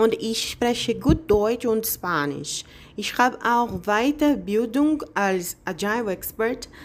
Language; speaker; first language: German; non-native, fluent; Portuguese